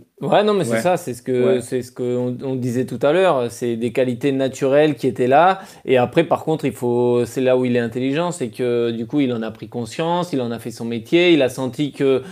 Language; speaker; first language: French; native; French